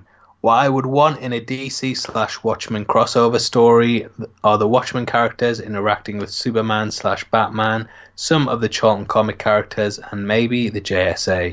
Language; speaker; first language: English; native; English